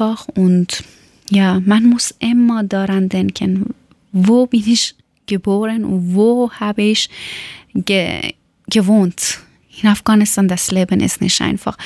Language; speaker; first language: German; non-native, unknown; Persian